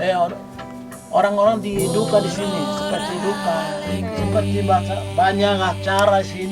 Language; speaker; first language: Indonesian; non-native, local second language; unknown